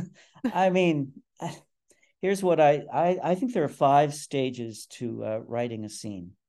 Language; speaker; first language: English; native; English